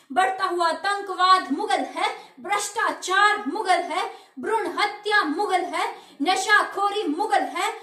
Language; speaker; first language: Hindi; non-native, local second language; Punjabi